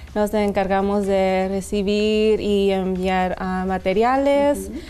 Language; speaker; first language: Spanish; early bilingual, heritage; Spanish